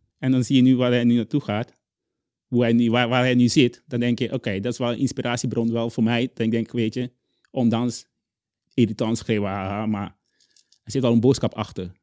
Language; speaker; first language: Dutch; non-native, local second language; Papiamento